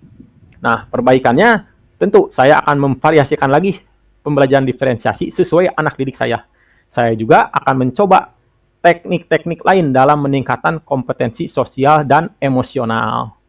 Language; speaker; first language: Indonesian; non-native, local second language; Sundanese